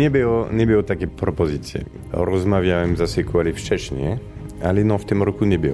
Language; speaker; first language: Polish; non-native, fluent; Italian